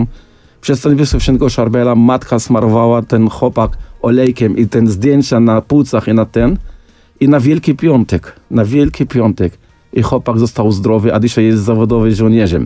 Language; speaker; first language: Polish; non-native, fluent; Arabic